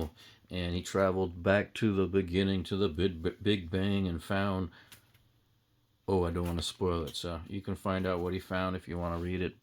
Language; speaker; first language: English; native; English